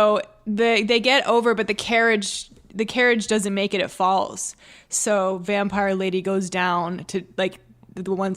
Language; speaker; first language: English; native; English